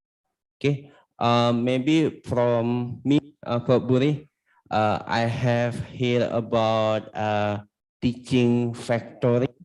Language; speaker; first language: English; non-native, learner; Indonesian